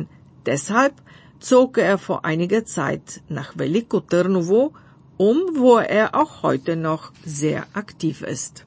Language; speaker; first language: German; non-native, fluent; Bulgarian